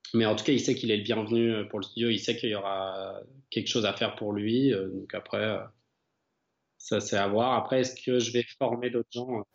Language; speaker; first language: French; native; French